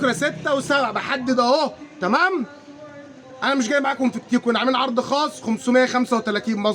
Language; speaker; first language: Arabic; native; Arabic